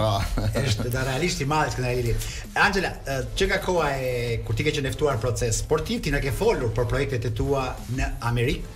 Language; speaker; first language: Albanian; native; Albanian